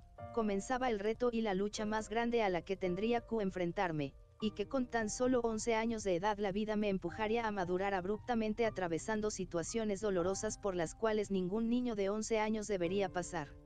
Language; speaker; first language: Spanish; native; Spanish